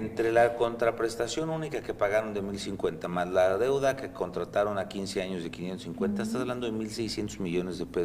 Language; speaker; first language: Spanish; native; Spanish